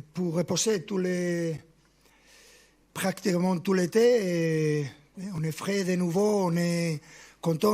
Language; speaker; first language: French; non-native, fluent; Spanish